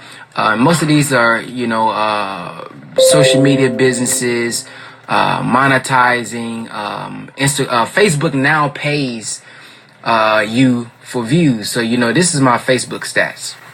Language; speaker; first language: English; native; English